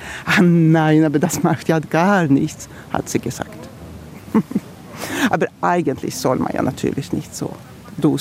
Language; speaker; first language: German; non-native, fluent; Swedish